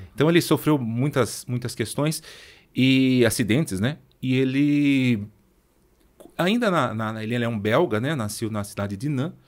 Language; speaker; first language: Portuguese; native; Portuguese